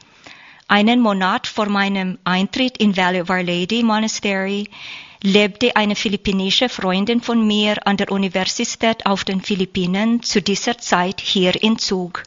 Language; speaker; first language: German; non-native, learner; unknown